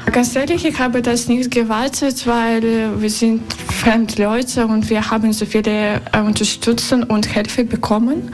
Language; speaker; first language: German; non-native, learner; Russian